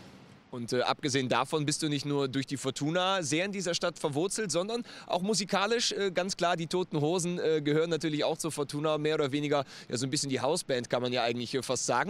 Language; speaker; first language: German; native; German